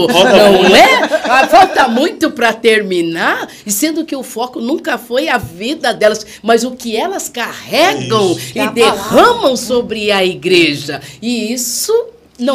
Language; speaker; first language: Portuguese; native; Portuguese